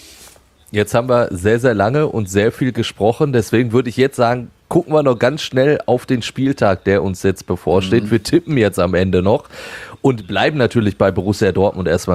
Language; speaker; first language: German; native; German